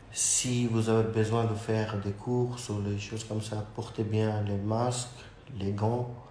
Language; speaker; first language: French; non-native, learner; Urdu